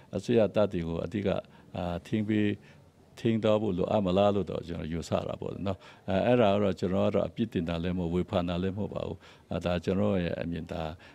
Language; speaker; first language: Burmese; non-native, local second language; Kachin